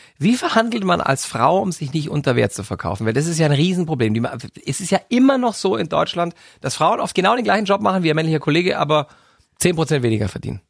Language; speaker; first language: German; native; German